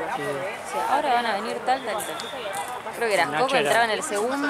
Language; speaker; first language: Spanish; native; Spanish